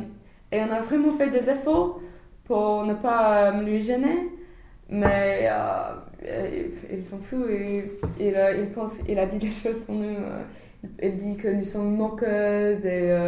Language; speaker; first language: French; non-native, fluent; English